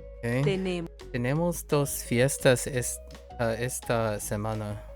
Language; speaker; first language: Spanish; non-native, learner; English